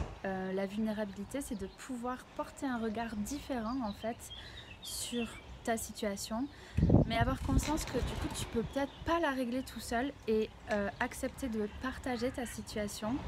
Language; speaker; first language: French; native; French